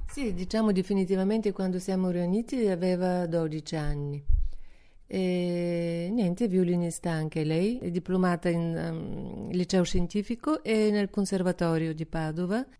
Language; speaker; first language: Italian; non-native, fluent; Bulgarian